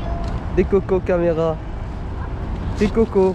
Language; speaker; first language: Arabic; native; Arabic